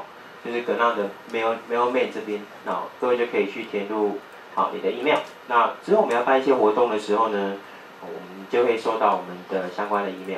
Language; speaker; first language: Chinese; native; Chinese